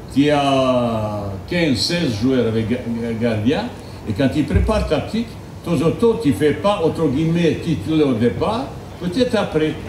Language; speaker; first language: French; non-native, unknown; Bosnian